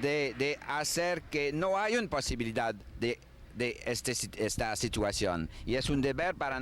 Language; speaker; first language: Spanish; non-native, learner; French